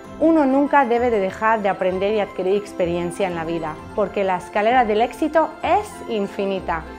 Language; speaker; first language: Spanish; non-native, fluent; Hebrew